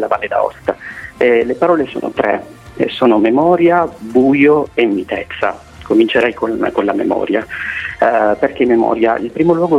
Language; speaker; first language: Italian; native; Italian